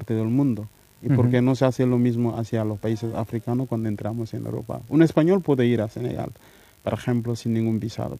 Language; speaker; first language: Spanish; non-native, fluent; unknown